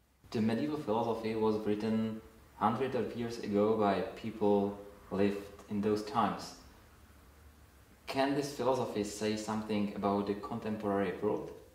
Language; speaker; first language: English; non-native, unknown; Czech